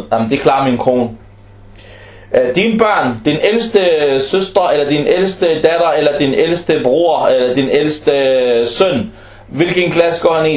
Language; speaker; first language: Danish; non-native, fluent; Arabic